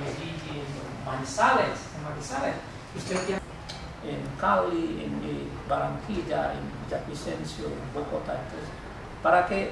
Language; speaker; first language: Spanish; non-native, learner; Indonesian